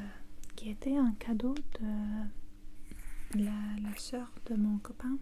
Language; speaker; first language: French; non-native, learner; English